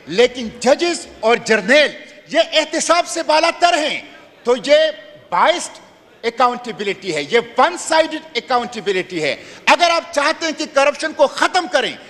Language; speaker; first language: Urdu; non-native, local second language; Pashto